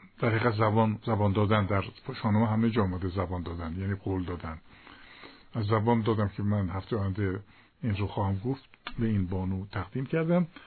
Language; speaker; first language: Persian; native; Persian